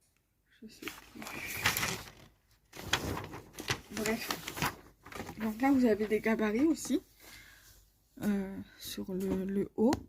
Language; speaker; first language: French; native; French